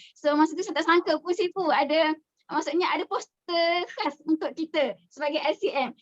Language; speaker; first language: Malay; native; Malay